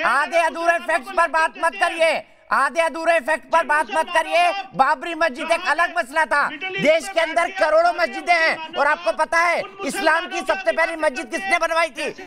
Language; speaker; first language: Hindi; native; Hindi